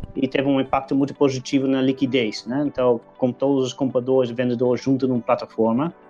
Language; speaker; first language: Portuguese; non-native, fluent; Dutch